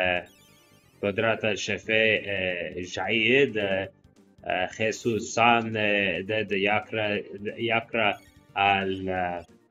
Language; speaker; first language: Arabic; non-native, learner; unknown